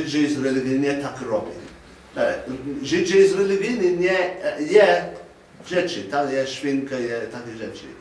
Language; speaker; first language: Polish; non-native, learner; English